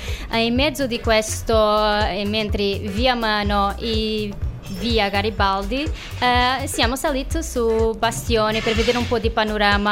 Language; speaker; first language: Italian; non-native, learner; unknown